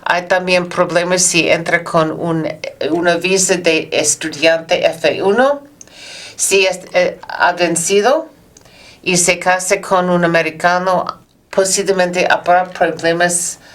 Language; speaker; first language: Spanish; non-native, learner; English